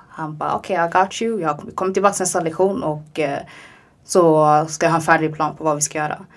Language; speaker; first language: Swedish; early bilingual, other home language; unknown